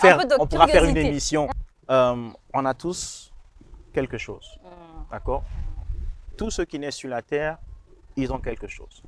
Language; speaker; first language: French; non-native, local second language; Rundi